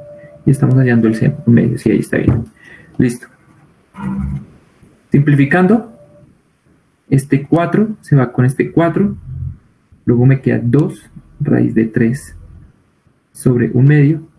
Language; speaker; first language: Spanish; native; Spanish